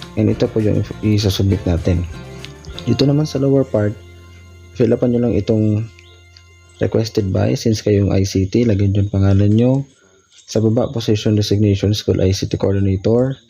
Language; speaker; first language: Filipino; non-native, local second language; Bikol